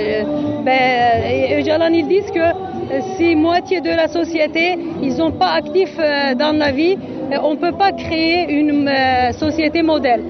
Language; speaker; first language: French; non-native, learner; Kurdish